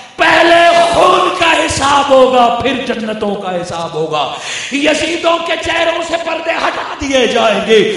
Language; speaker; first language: Urdu; non-native, local second language; Punjabi